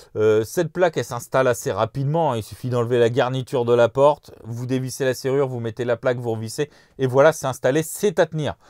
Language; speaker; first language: French; native; French